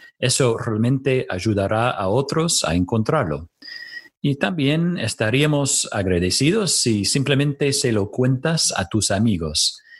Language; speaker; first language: Spanish; non-native, fluent; English